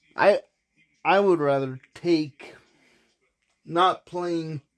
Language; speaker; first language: English; native; English